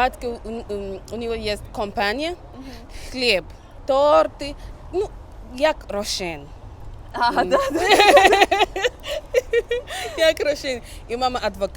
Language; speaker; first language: Ukrainian; non-native, learner; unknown